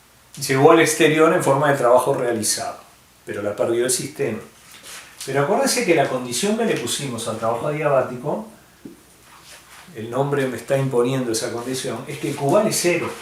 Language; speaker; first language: Spanish; native; Spanish